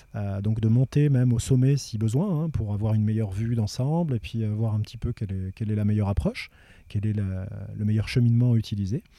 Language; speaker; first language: French; native; French